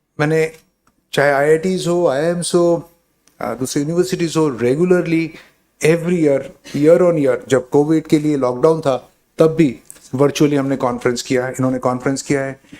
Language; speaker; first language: Hindi; non-native, local second language; Bangla